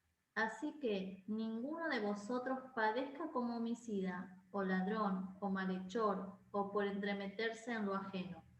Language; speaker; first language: Spanish; native; Spanish